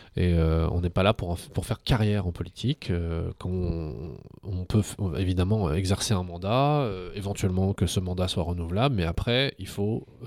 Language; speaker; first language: French; early bilingual, other home language; Arabic